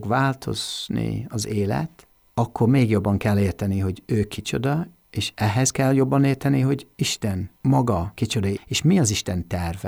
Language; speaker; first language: Hungarian; non-native, fluent; English